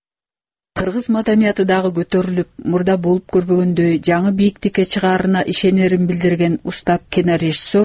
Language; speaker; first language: Kyrgyz; native; Kyrgyz